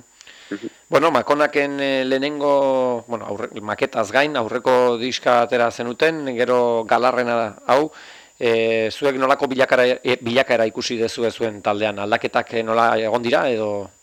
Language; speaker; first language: Basque; native; Basque